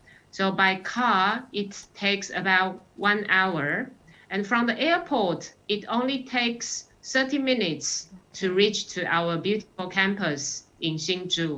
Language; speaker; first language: English; non-native, fluent; Chinese